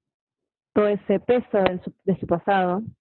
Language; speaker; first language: Spanish; native; Spanish